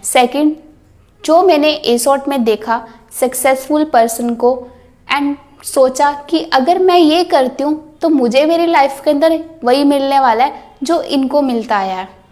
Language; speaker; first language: Hindi; native; Hindi